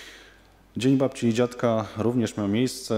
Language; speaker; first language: Polish; native; Polish